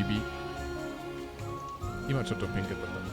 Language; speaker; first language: Japanese; non-native, learner; German